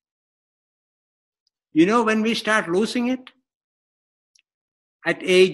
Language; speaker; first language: English; non-native, local second language; Malayalam